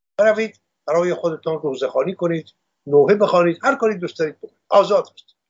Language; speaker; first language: Persian; non-native, local second language; Armenian